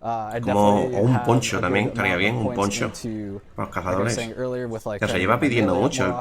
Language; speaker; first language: Spanish; native; Spanish